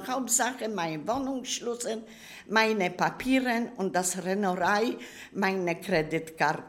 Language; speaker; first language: German; non-native, learner; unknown